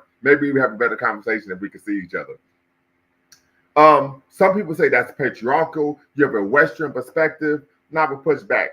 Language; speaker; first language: English; native; English